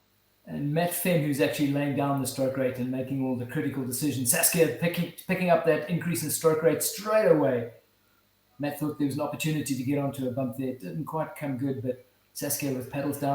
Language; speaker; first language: English; native; English